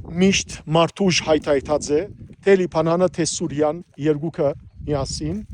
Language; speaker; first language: Armenian; early bilingual, heritage; Armenian